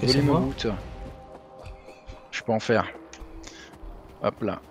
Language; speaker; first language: French; native; French